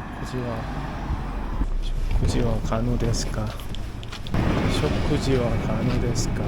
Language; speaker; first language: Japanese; non-native, learner; Korean